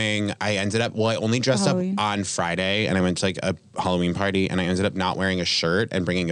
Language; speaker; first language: English; native; English